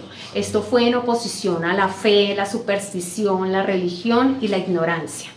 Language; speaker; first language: Spanish; native; Spanish